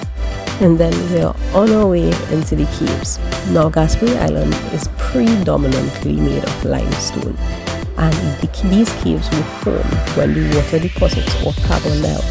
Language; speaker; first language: English; native; English